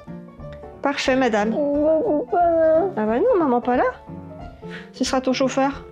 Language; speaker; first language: French; native; French